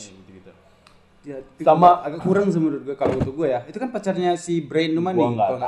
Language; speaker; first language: Indonesian; native; Indonesian